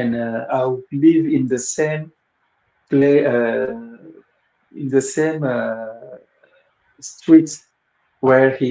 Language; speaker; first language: English; non-native, local second language; Wolof